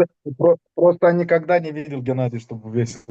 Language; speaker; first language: Russian; non-native, fluent; Romanian